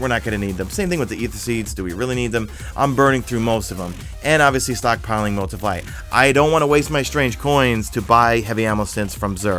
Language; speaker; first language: English; native; English